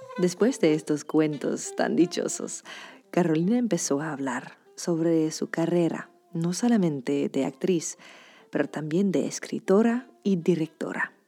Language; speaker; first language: Spanish; non-native, fluent; English